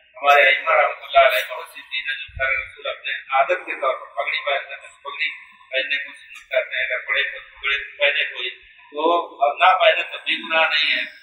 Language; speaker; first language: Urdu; native; Urdu